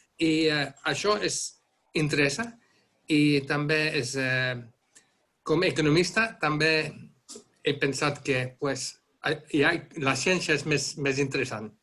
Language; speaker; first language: Catalan; non-native, fluent; Dutch